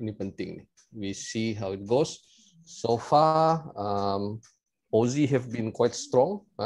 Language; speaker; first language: English; non-native, local second language; Malay